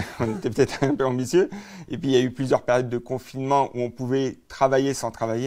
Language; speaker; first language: French; native; French